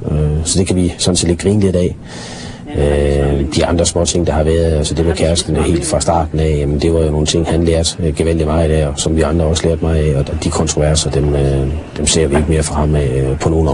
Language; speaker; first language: Danish; native; Danish